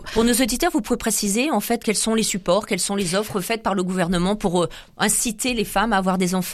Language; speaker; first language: French; native; French